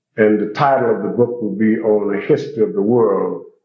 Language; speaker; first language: English; native; English